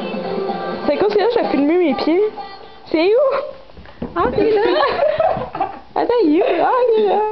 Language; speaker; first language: French; native; French